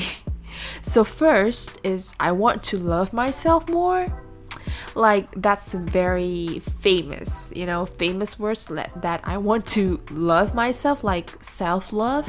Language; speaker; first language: English; non-native, fluent; Indonesian